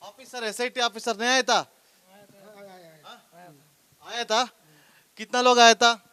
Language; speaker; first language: Hindi; non-native, local second language; Kannada